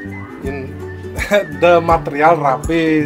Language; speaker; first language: English; non-native, learner; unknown